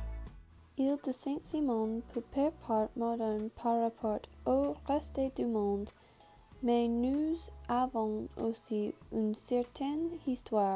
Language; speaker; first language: French; non-native, learner; English